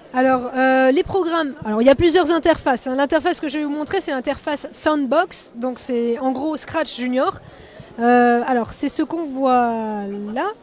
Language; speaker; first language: French; native; French